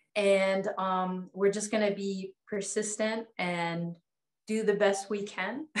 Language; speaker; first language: English; native; English